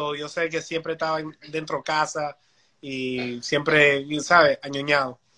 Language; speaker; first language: Spanish; early bilingual, heritage; Spanish